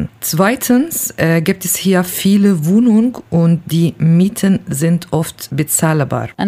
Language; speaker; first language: German; non-native, learner; Kurdish